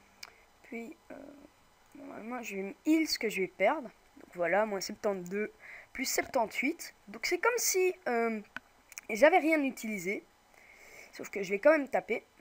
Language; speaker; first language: French; native; French